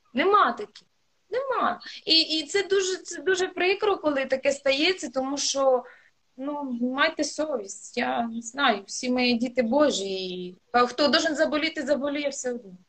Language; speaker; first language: Ukrainian; non-native, local second language; Russian